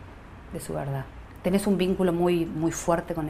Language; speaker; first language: Spanish; native; Spanish